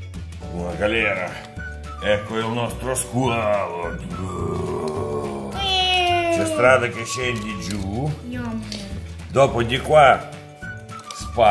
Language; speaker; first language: Italian; non-native, fluent; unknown